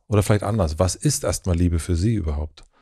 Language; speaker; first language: German; native; German